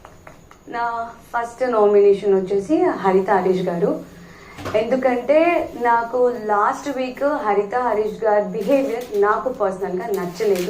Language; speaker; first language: Telugu; native; Telugu